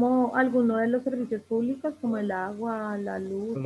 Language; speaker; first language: Spanish; native; Spanish